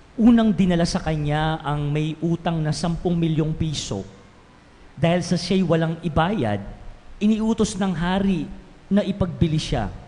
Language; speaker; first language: Filipino; non-native, local second language; Pampanga